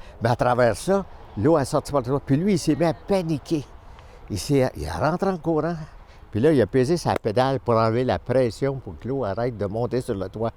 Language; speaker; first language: French; native; French